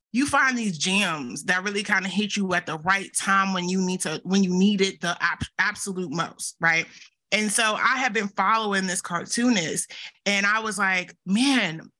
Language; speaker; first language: English; native; English